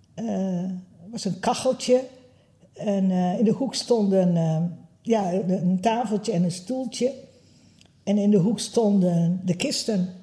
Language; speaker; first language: Dutch; early bilingual, other home language; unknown